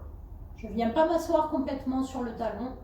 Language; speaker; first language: French; native; French